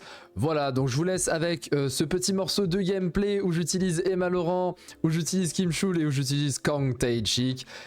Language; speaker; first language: French; native; French